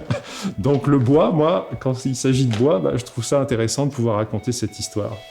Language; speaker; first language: French; native; French